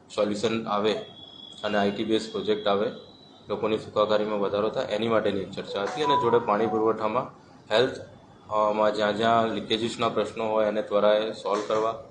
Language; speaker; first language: Gujarati; native; Gujarati